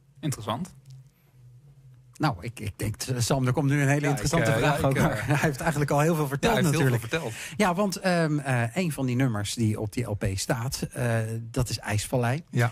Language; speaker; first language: Dutch; native; Dutch